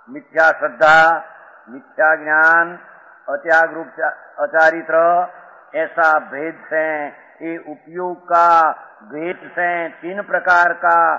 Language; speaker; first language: Hindi; non-native, local second language; Gujarati